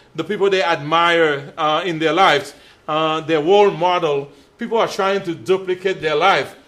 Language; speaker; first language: English; non-native, fluent; Haitian Creole